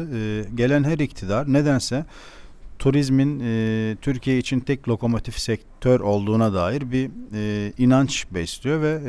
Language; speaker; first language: Turkish; native; Turkish